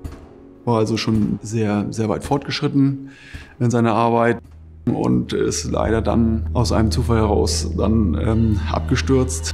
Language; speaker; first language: German; native; German